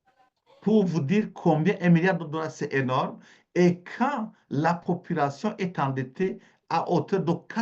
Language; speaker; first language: French; native; French